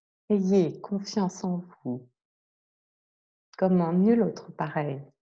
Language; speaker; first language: French; native; French